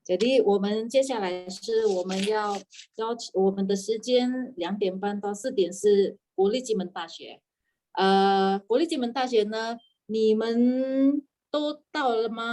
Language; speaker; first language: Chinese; non-native, fluent; Indonesian